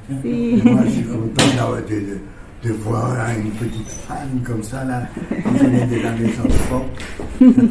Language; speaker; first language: French; non-native, local second language; Malagasy